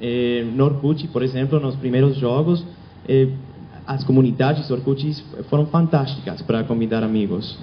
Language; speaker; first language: Portuguese; non-native, fluent; Spanish